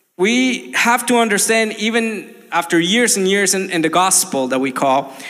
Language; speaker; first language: English; non-native, fluent; Spanish